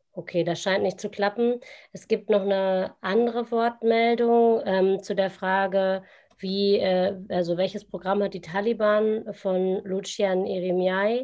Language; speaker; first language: German; native; German